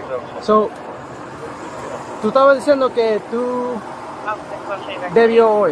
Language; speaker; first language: Spanish; early bilingual, heritage; Spanish